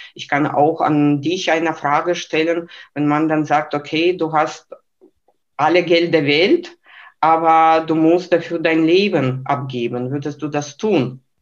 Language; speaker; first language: German; non-native, fluent; Lithuanian